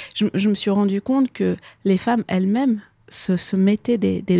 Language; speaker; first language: French; early bilingual, other home language; Persian